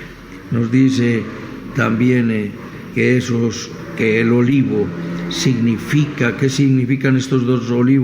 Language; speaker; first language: Spanish; native; Spanish